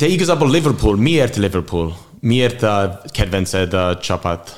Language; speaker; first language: Hungarian; non-native, learner; English